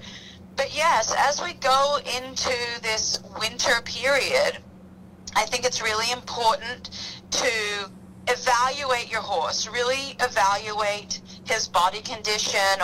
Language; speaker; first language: English; native; English